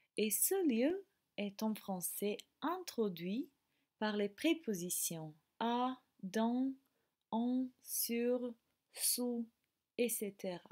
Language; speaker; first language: French; non-native, fluent; Croatian